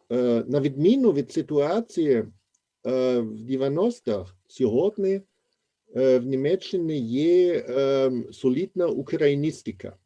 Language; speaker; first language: Ukrainian; non-native, fluent; German